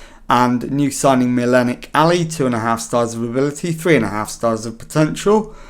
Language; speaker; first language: English; native; English